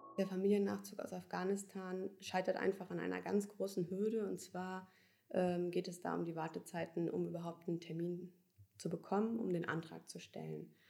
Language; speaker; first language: German; native; German